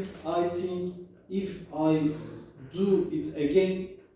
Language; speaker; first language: English; non-native, learner; Turkish